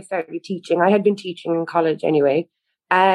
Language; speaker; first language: English; native; English